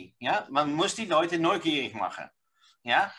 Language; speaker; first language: German; non-native, learner; Dutch